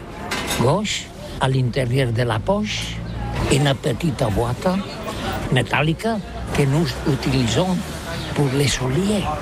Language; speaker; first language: French; non-native, learner; Catalan